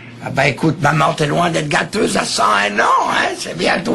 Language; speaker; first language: French; native; French